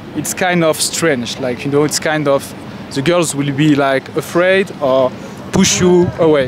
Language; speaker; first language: English; non-native, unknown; French